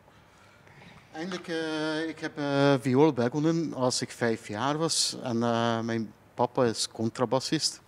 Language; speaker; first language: Dutch; non-native, fluent; Hungarian